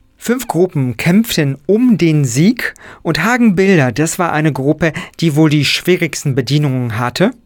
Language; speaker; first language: German; native; German